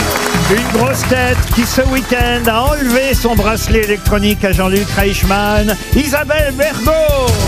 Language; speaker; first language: French; native; French